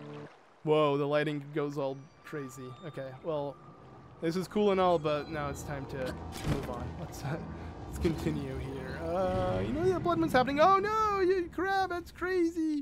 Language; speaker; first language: English; native; English